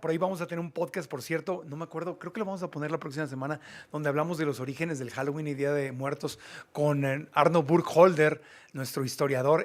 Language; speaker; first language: Spanish; native; Spanish